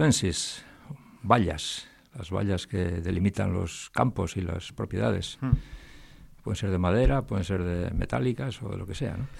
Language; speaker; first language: Spanish; native; Spanish